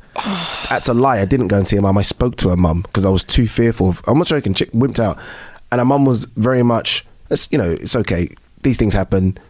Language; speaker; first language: English; native; English